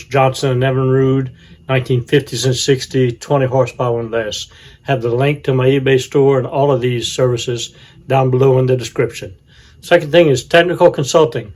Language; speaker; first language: English; native; English